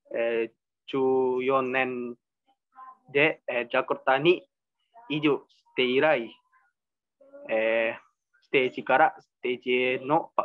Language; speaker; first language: Japanese; non-native, learner; Indonesian